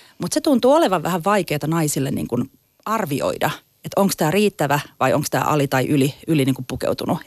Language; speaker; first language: Finnish; native; Finnish